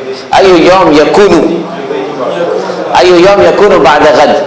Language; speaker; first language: Arabic; non-native, fluent; Urdu